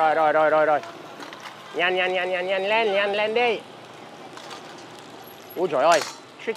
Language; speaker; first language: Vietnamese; non-native, learner; English